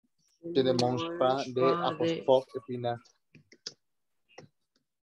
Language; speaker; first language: French; non-native, learner; Spanish